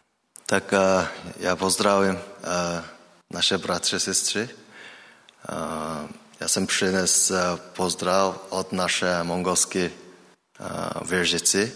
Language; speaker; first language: Czech; non-native, learner; Mongolian